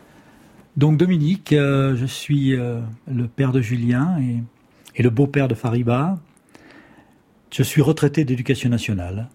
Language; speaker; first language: French; native; French